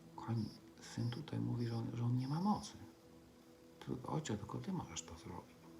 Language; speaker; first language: Polish; early bilingual, heritage; Polish